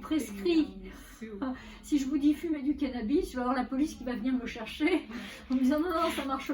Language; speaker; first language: French; native; French